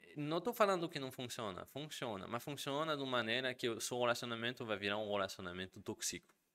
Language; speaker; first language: Portuguese; non-native, fluent; French